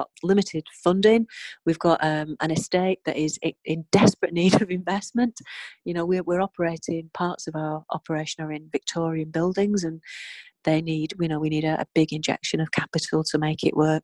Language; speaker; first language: English; native; English